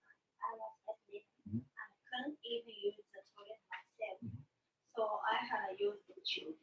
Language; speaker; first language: English; non-native, learner; Japanese